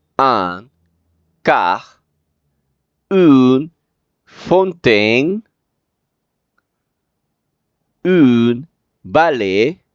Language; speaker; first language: French; non-native, fluent; Spanish